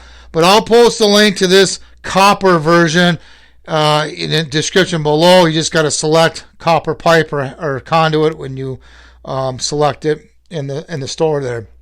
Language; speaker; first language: English; native; English